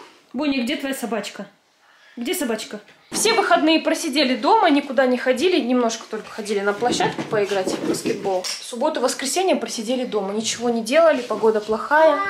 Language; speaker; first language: Russian; native; Russian